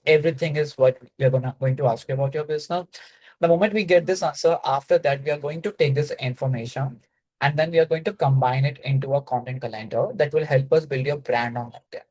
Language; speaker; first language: English; non-native, local second language; Hindi